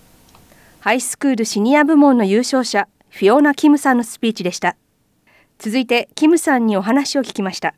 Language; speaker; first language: Japanese; native; Japanese